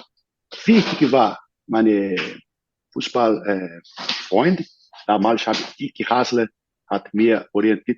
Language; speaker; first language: German; non-native, fluent; Portuguese